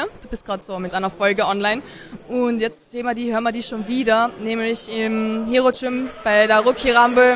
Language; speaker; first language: German; native; German